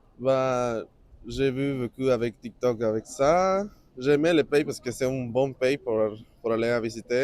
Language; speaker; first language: French; non-native, learner; Spanish